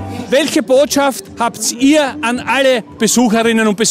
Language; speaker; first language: German; native; German